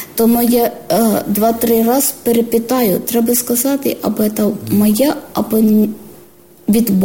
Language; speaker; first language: Ukrainian; non-native, learner; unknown